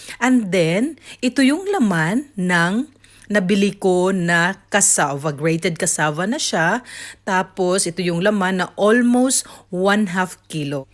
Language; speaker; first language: Filipino; non-native, local second language; Cebuano